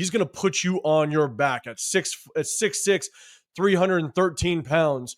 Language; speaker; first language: English; native; English